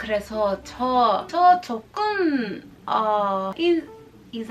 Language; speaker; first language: Korean; non-native, learner; English